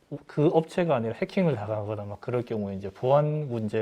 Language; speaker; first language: Korean; native; Korean